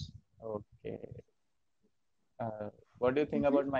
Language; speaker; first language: English; non-native, learner; Hindi